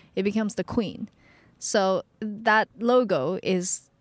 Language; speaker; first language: English; early bilingual, other home language; Chinese